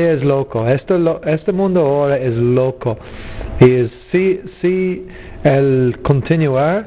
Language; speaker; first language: Spanish; non-native, learner; English